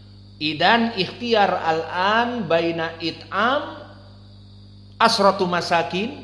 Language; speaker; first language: Arabic; non-native, fluent; Indonesian